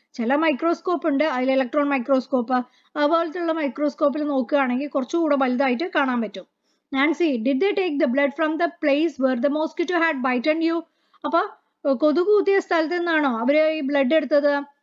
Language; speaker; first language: English; non-native, local second language; Malayalam